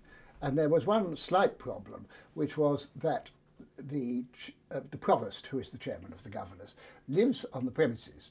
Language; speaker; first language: English; native; English